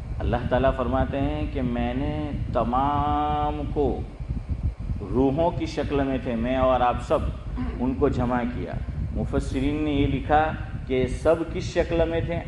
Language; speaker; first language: Urdu; non-native, local second language; Gujarati